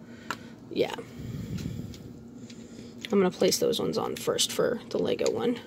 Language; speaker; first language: English; native; English